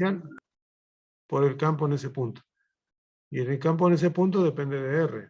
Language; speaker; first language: Spanish; native; Spanish